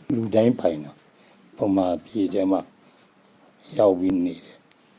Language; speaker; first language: Burmese; non-native, local second language; S'gaw Karen